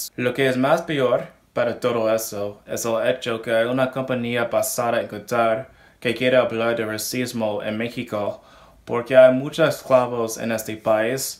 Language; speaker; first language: Spanish; non-native, learner; English